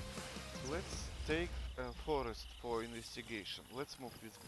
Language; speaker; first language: English; non-native, learner; Russian